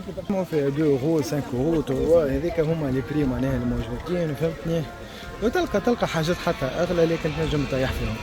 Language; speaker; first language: Arabic; native; Arabic